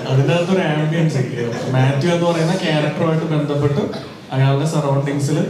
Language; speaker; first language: Malayalam; native; Malayalam